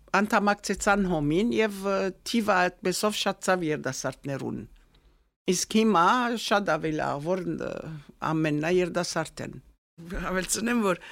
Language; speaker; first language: Armenian; early bilingual, heritage; Armenian